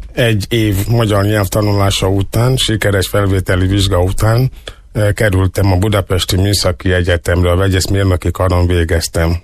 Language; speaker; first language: Hungarian; non-native, fluent; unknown